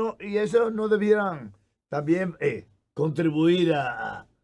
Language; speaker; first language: Spanish; native; Spanish